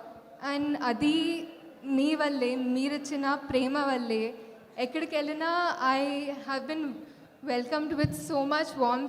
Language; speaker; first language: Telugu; non-native, fluent; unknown